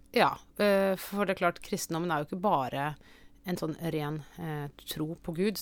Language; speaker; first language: Norwegian; native; Norwegian